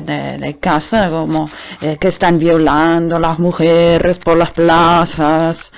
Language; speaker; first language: Spanish; non-native, fluent; German